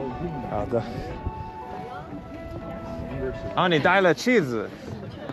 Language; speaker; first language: Chinese; non-native, learner; English